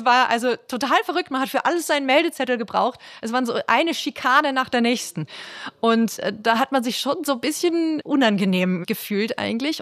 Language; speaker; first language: German; native; German